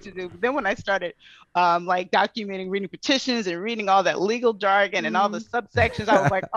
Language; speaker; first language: English; native; English